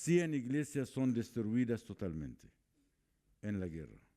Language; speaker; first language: Spanish; non-native, fluent; Arabic